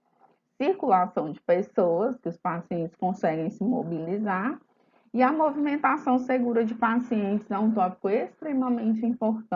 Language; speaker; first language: Portuguese; native; Portuguese